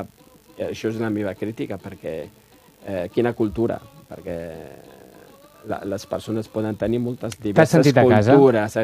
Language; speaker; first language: Catalan; non-native, fluent; Riffian